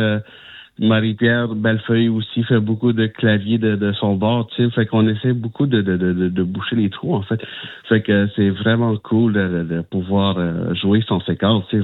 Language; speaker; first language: French; non-native, local second language; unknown